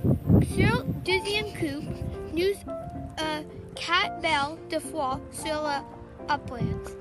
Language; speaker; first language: French; non-native, learner; English